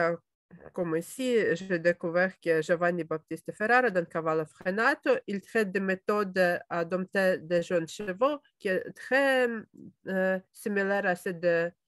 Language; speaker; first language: French; non-native, fluent; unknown